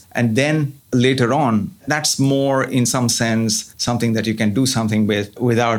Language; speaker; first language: English; non-native, local second language; Tamil